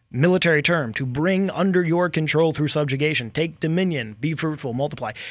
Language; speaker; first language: English; native; English